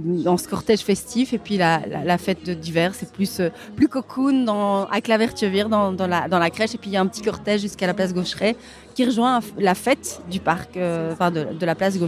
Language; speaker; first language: French; native; French